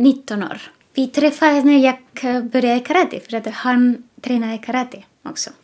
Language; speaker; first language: Swedish; non-native, fluent; Spanish